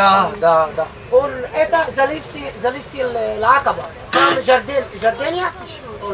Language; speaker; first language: Russian; non-native, learner; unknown